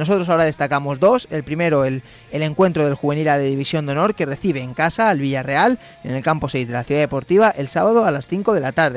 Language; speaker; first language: Spanish; native; Spanish